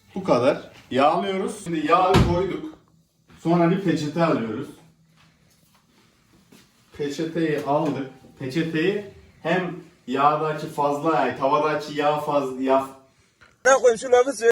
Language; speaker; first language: Turkish; native; Turkish